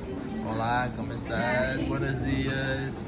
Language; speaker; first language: Spanish; non-native, learner; Portuguese